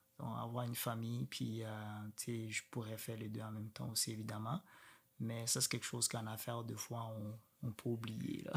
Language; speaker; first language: French; non-native, local second language; Rundi